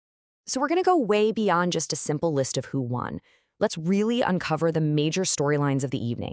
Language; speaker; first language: English; native; English